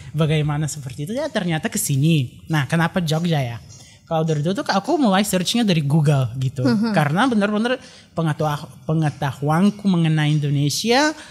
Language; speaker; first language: Indonesian; non-native, fluent; Bulgarian